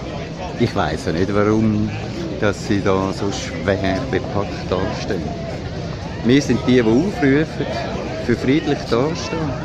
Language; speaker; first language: German; native; German